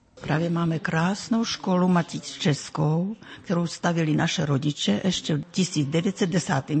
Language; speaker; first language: Czech; early bilingual, heritage; Czech